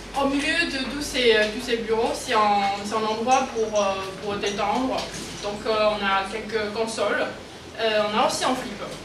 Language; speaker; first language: French; non-native, fluent; Chinese